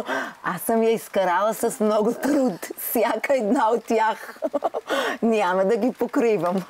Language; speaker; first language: Bulgarian; non-native, fluent; Hebrew